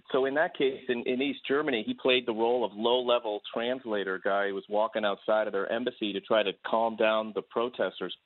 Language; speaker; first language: English; native; English